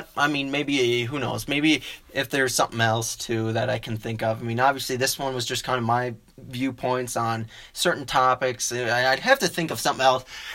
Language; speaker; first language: English; native; English